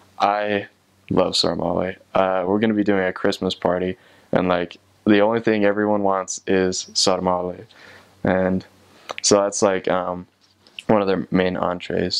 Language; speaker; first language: English; native; English